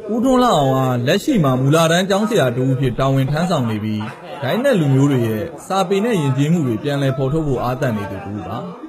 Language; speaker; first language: Burmese; native; Burmese